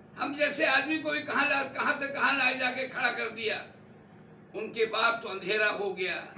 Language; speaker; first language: Urdu; native; Urdu